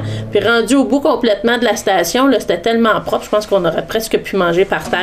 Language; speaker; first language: French; native; French